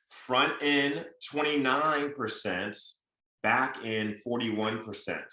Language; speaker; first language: English; native; English